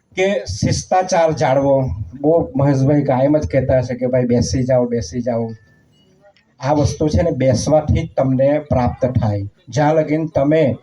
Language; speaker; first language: Gujarati; non-native, local second language; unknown